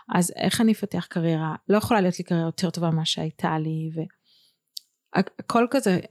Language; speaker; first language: Hebrew; native; Hebrew